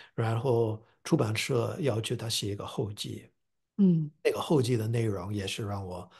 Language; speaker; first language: Chinese; non-native, fluent; English